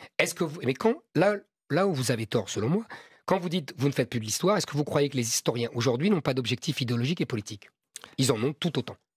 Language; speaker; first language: French; native; French